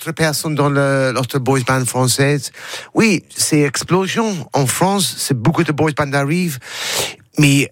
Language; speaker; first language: French; non-native, learner; English